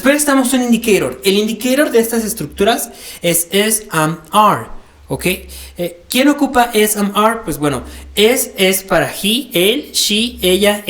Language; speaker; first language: Spanish; native; Spanish